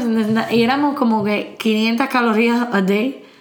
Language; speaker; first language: Spanish; early bilingual, other home language; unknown